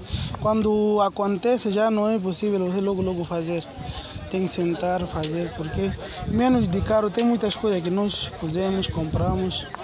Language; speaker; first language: Portuguese; non-native, local second language; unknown